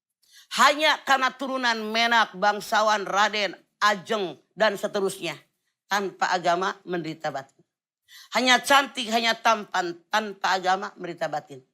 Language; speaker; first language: Indonesian; native; Indonesian